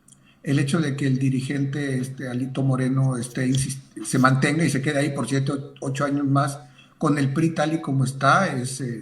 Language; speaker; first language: Spanish; native; Spanish